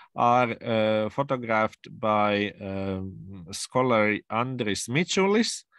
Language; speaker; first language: English; non-native, fluent; Latvian